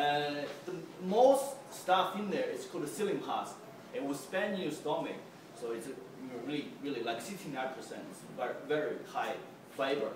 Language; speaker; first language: English; non-native, fluent; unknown